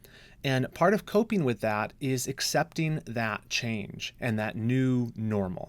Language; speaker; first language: English; native; English